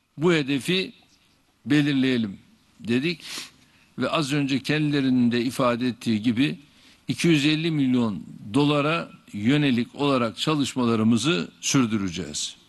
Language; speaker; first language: Turkish; native; Turkish